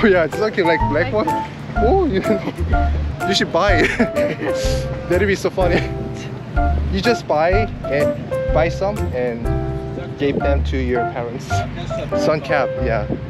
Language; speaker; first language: English; non-native, learner; Korean